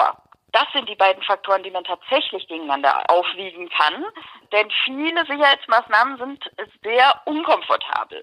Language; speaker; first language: German; native; German